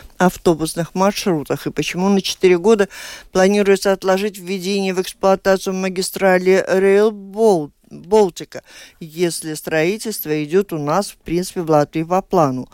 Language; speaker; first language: Russian; native; Russian